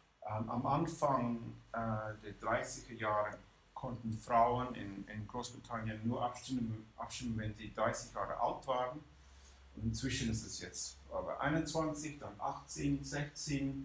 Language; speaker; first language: German; non-native, fluent; English